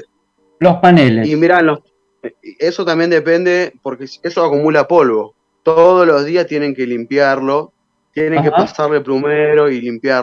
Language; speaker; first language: Spanish; native; Spanish